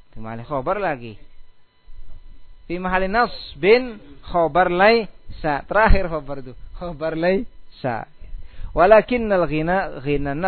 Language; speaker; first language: Arabic; non-native, fluent; Indonesian